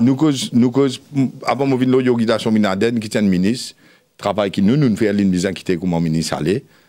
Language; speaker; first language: French; non-native, local second language; Morisyen